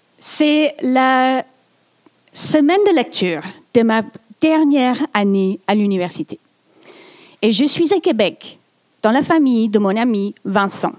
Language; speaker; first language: French; non-native, fluent; English